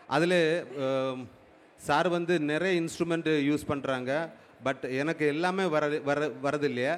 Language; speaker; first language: Tamil; non-native, local second language; Malayalam